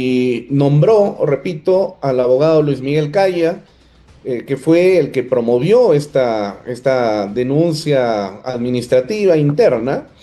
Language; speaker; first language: Spanish; native; Spanish